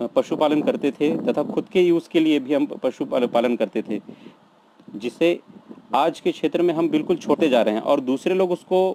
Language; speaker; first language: Hindi; native; Hindi